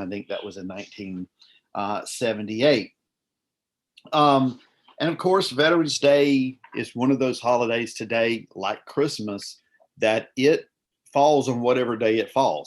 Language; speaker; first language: English; native; English